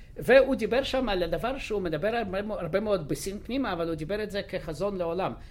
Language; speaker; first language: Hebrew; non-native, fluent; Russian